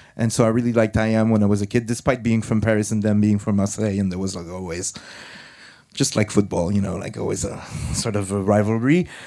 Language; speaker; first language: English; non-native, fluent; French